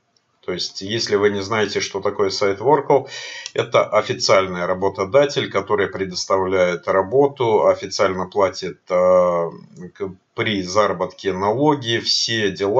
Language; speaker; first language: Russian; native; Russian